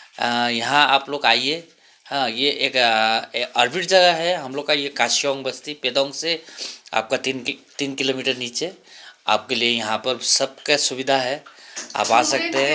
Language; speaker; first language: Hindi; non-native, local second language; Nepali